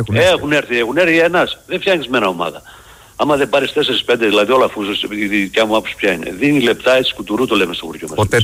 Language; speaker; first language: Greek; native; Greek